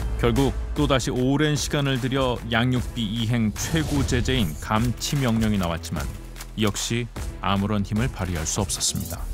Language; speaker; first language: Korean; native; Korean